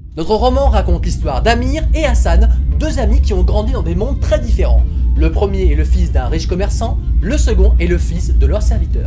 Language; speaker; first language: French; native; French